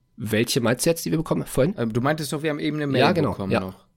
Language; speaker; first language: German; native; German